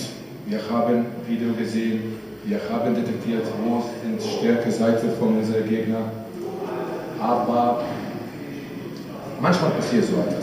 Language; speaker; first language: German; non-native, fluent; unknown